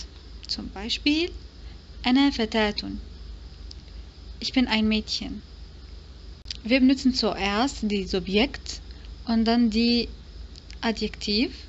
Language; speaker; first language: German; non-native, fluent; Arabic